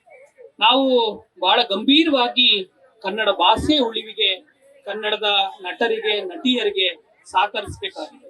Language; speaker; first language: Kannada; native; Kannada